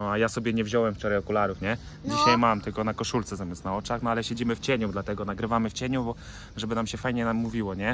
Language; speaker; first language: Polish; native; Polish